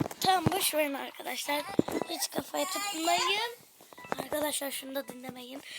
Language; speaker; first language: Turkish; native; Turkish